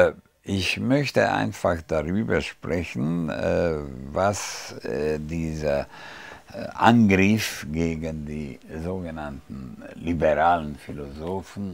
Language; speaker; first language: German; non-native, fluent; Hungarian